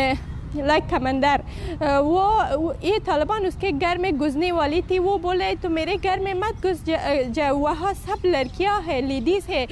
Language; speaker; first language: Hindi; non-native, learner; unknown